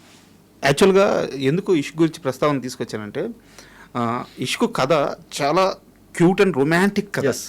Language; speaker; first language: Telugu; native; Telugu